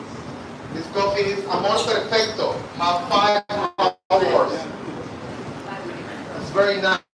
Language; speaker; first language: English; non-native, learner; Spanish